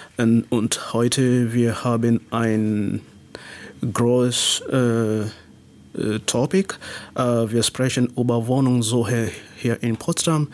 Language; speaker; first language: German; non-native, learner; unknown